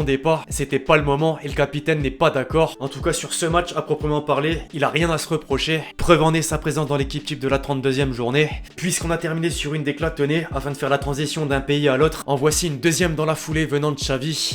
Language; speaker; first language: French; native; French